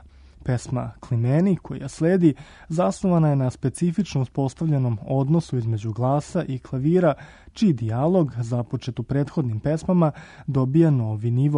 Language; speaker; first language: Croatian; native; Croatian